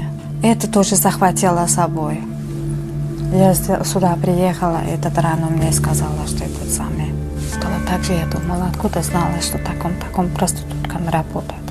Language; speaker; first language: Russian; non-native, learner; Uzbek